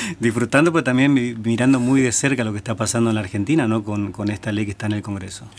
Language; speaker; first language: Spanish; native; Spanish